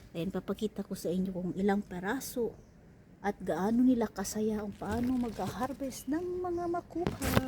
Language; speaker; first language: Filipino; non-native, local second language; Chavacano